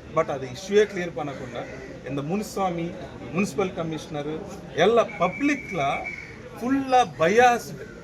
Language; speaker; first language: Tamil; non-native, local second language; Telugu